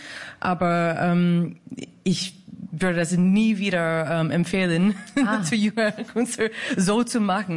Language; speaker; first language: German; non-native, fluent; English